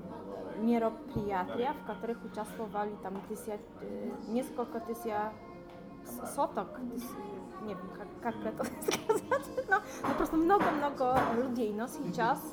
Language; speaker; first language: Russian; non-native, learner; Polish